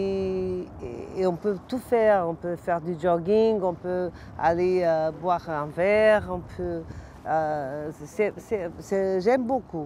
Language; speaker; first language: French; non-native, fluent; Portuguese